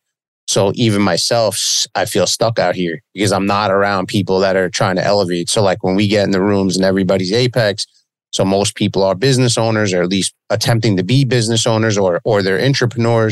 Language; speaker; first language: English; native; English